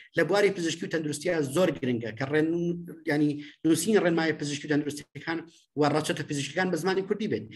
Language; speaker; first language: Central Kurdish; native; Central Kurdish